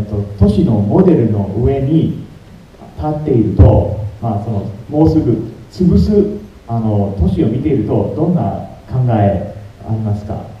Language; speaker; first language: Japanese; non-native, fluent; English